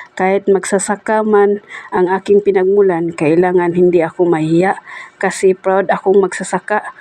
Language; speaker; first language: Filipino; non-native, local second language; Cebuano